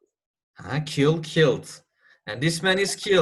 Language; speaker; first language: English; non-native, fluent; Turkish